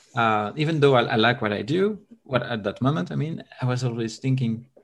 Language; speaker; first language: English; non-native, fluent; French